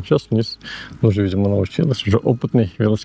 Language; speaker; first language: Russian; native; Russian